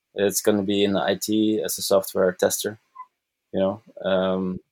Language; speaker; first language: English; non-native, fluent; Dutch